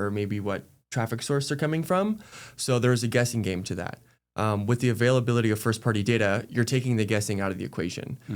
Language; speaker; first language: English; native; English